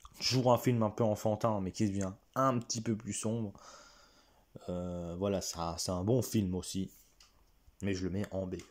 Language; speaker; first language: French; native; French